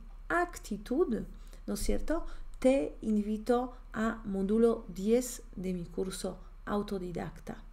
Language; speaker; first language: Spanish; non-native, fluent; Polish